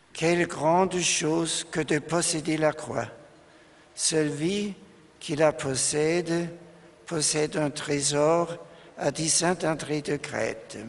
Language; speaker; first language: French; non-native, fluent; German